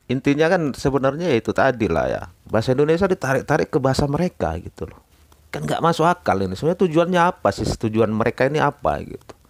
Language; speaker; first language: Indonesian; native; Indonesian